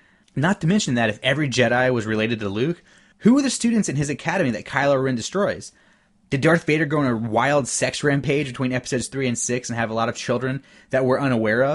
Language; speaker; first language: English; native; English